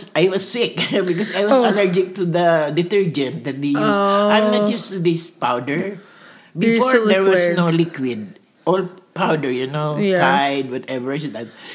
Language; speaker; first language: English; non-native, local second language; Cebuano